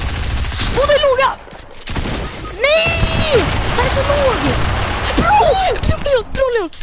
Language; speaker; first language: Swedish; native; Swedish